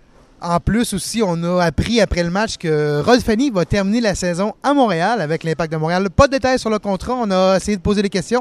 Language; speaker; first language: French; native; French